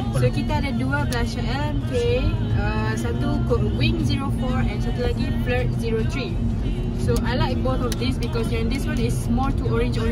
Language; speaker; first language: Malay; native; Malay